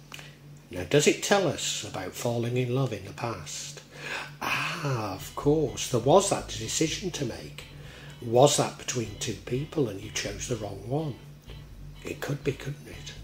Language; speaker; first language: English; native; English